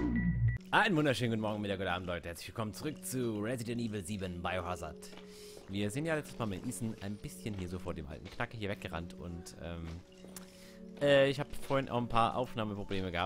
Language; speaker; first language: German; native; German